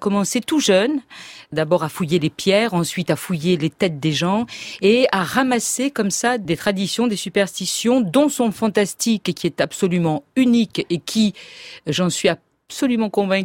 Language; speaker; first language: French; native; French